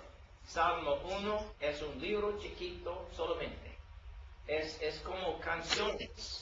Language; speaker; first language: Spanish; non-native, learner; English